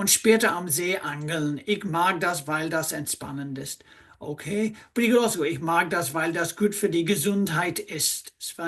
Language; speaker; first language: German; non-native, fluent; English